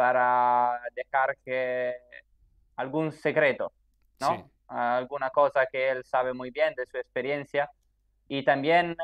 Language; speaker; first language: Spanish; non-native, fluent; Italian